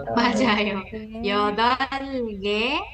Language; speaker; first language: Korean; non-native, fluent; Indonesian